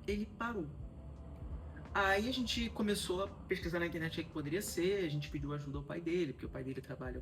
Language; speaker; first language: Portuguese; native; Portuguese